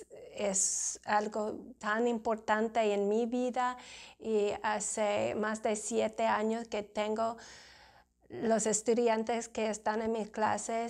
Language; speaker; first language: Spanish; non-native, fluent; English